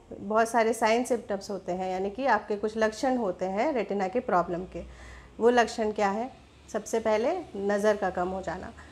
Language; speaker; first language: Hindi; native; Hindi